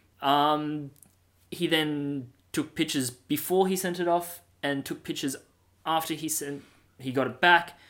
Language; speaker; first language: English; native; English